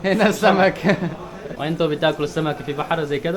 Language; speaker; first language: Arabic; non-native, fluent; Chinese